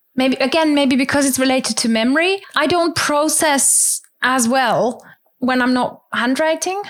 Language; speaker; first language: English; non-native, fluent; German